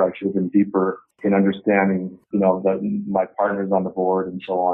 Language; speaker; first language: English; native; English